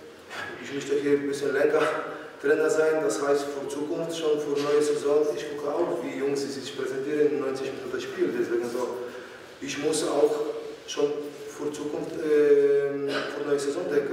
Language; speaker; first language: German; non-native, fluent; Polish